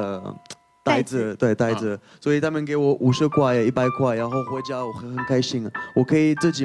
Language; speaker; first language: Chinese; non-native, fluent; French